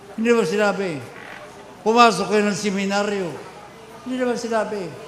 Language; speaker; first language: Filipino; non-native, local second language; Bikol